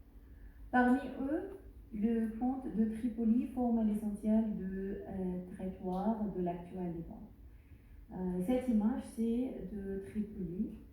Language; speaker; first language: French; non-native, learner; Arabic